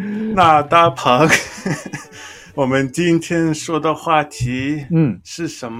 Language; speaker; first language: Chinese; non-native, fluent; English